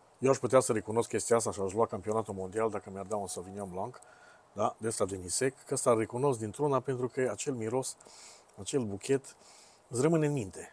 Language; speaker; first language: Romanian; native; Romanian